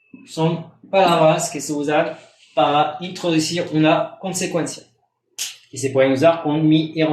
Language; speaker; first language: Spanish; non-native, fluent; French